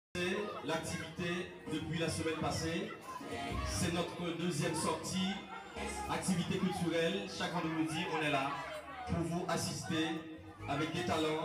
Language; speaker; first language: French; non-native, local second language; Haitian Creole